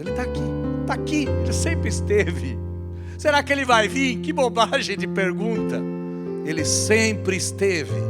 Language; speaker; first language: Portuguese; native; Portuguese